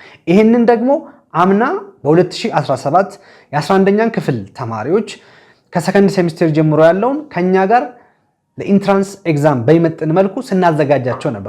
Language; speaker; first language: Amharic; native; Amharic